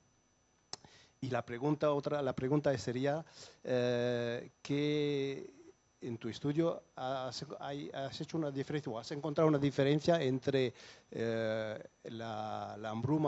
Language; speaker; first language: Spanish; early bilingual, heritage; Spanish